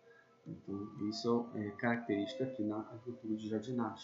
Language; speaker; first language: Portuguese; native; Portuguese